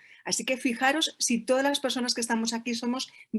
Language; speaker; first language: Spanish; native; Spanish